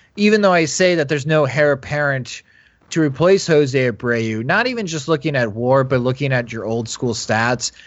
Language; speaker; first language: English; native; English